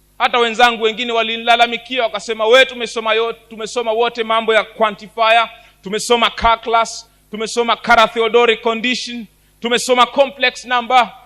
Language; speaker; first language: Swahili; native; Swahili